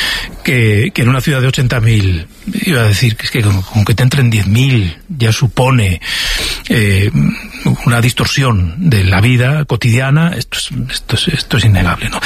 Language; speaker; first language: Spanish; native; Spanish